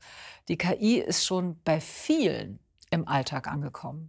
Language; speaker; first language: German; native; German